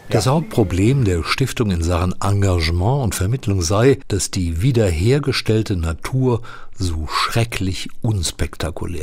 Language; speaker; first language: German; native; German